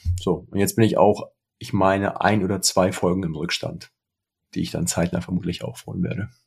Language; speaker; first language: German; early bilingual, other home language; Russian